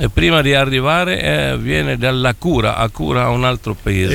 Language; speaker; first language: Italian; non-native, fluent; Arabic